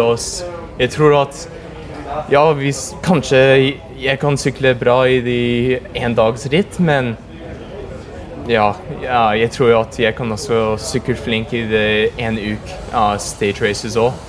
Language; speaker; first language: Norwegian; early bilingual, heritage; English